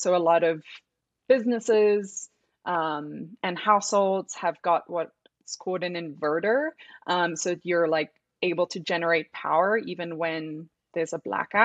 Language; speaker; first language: English; native; English